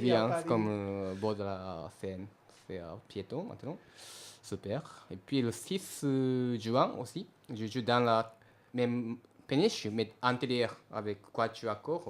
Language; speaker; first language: French; non-native, learner; Japanese